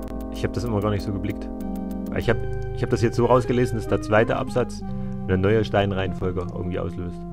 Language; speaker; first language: German; native; German